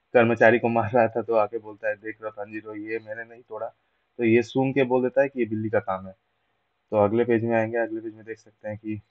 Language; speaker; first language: Hindi; non-native, local second language; Bangla